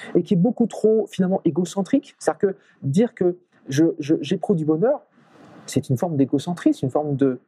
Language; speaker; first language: French; native; French